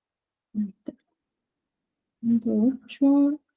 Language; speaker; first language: Spanish; native; Spanish